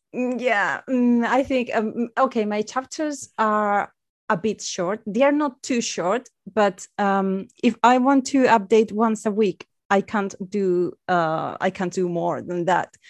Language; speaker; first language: English; non-native, fluent; Spanish